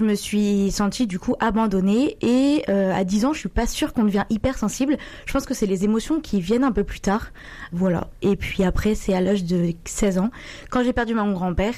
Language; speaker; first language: French; native; French